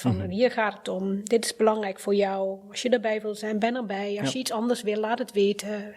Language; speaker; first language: Dutch; early bilingual, other home language; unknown